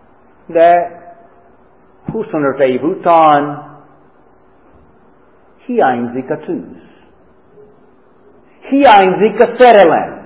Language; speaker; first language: Hungarian; non-native, fluent; English